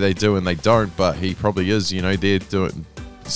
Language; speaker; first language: English; native; English